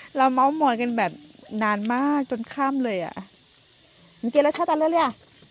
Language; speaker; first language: Thai; non-native, local second language; Karen languages